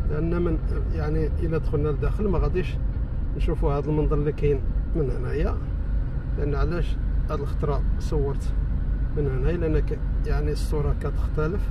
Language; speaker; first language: Arabic; native; Arabic